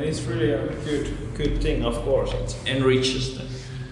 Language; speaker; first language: English; non-native, fluent; Finnish